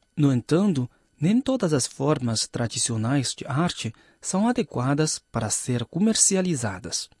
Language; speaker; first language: Portuguese; non-native, fluent; Chinese